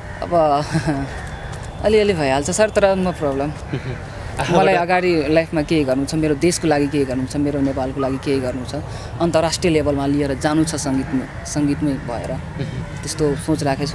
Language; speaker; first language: Nepali; non-native, local second language; Maithili